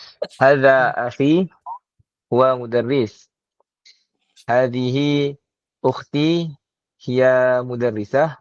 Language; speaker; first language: Arabic; non-native, learner; Malay